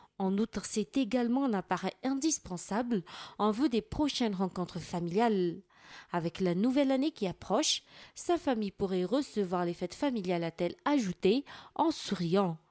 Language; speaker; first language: French; non-native, local second language; Malagasy